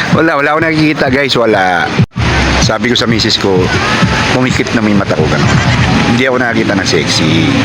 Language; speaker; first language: Filipino; non-native, local second language; Cebuano